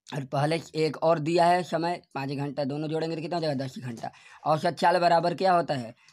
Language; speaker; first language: Hindi; native; Hindi